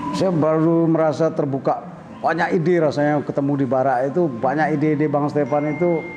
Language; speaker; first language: Indonesian; non-native, local second language; Minangkabau